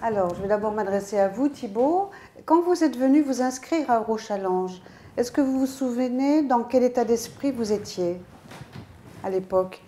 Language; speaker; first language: French; native; French